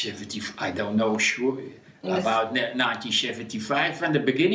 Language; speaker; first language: English; non-native, learner; Dutch